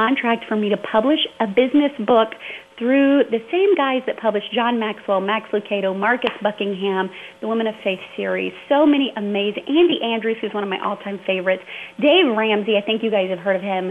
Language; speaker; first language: English; native; English